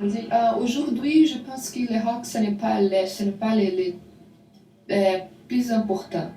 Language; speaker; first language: French; non-native, learner; Portuguese